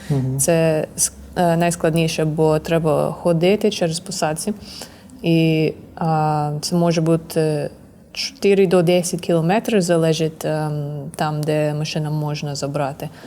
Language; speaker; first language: Ukrainian; non-native, learner; English